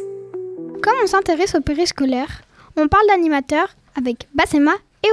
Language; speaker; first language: French; native; French